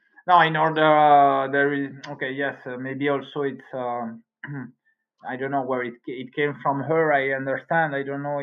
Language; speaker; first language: English; non-native, learner; Spanish